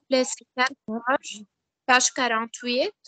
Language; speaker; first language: French; non-native, learner; Arabic